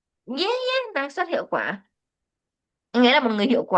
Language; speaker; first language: Vietnamese; native; Vietnamese